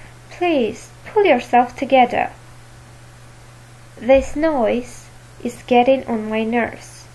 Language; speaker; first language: English; non-native, fluent; Armenian